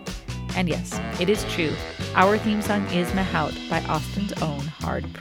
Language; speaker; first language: English; native; English